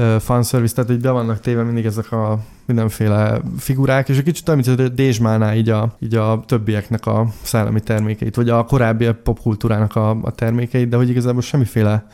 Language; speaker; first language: Hungarian; native; Hungarian